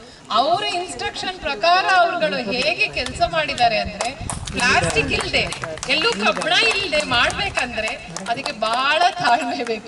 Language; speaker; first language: Kannada; native; Kannada